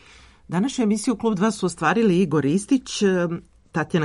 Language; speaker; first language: Serbian; native; Serbian